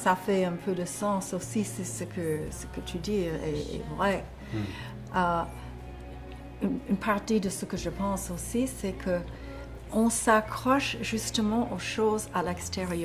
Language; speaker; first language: French; non-native, fluent; English